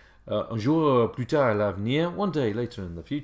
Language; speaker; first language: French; non-native, fluent; English